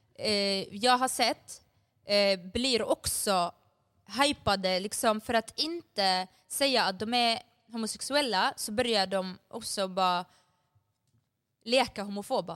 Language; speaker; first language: Swedish; early bilingual, other home language; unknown